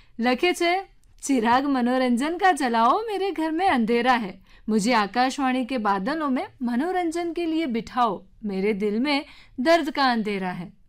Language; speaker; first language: Gujarati; native; Gujarati